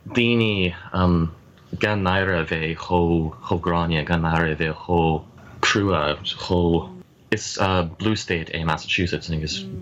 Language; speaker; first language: Irish; non-native, fluent; English